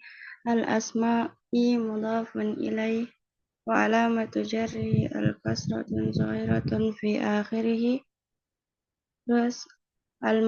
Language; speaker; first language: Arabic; non-native, learner; Indonesian